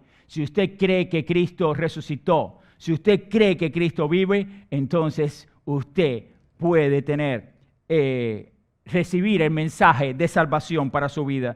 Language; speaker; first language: Spanish; native; Spanish